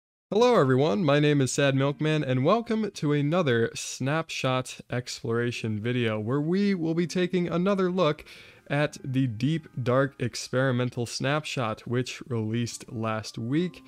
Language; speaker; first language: English; native; English